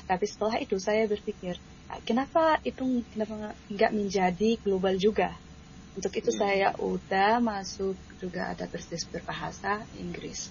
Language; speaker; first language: Indonesian; non-native, fluent; Arabic